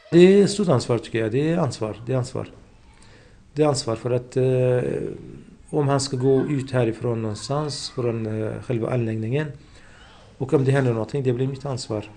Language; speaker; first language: Swedish; non-native, fluent; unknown